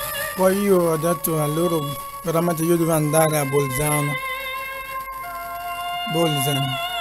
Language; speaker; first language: Italian; non-native, learner; Dyula